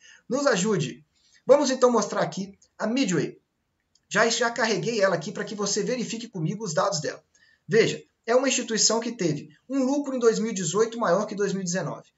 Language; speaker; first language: Portuguese; native; Portuguese